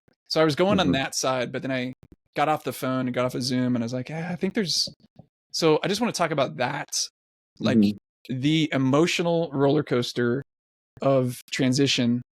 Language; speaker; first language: English; native; English